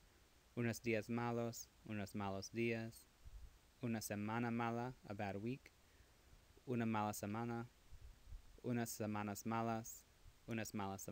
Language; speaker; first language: Spanish; non-native, fluent; English